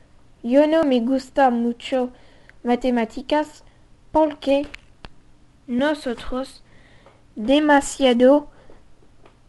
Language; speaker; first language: Spanish; non-native, learner; French